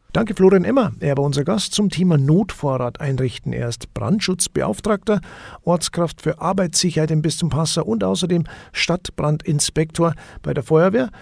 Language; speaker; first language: German; native; German